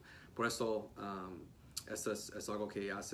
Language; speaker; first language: Spanish; non-native, fluent; English